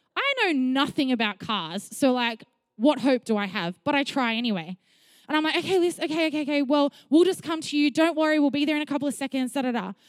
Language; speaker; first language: English; native; English